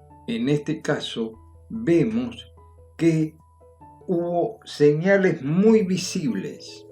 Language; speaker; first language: Spanish; native; Spanish